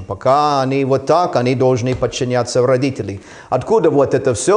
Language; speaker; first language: Russian; non-native, fluent; English